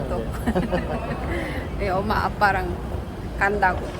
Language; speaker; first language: Korean; non-native, learner; Filipino